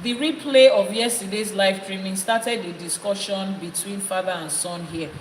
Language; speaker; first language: English; non-native, local second language; Yoruba